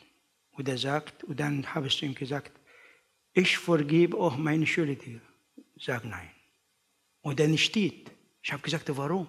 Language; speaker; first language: German; non-native, learner; Arabic